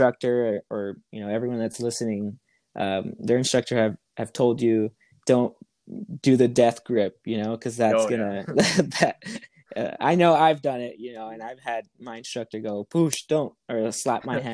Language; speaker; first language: English; native; English